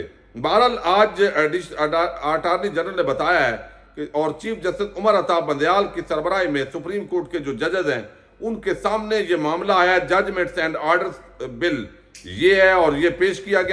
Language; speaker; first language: Urdu; native; Urdu